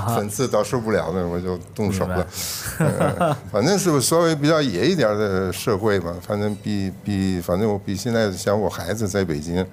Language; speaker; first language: Chinese; non-native, fluent; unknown